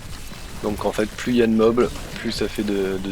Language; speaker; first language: French; native; French